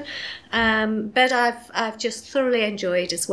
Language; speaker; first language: English; native; English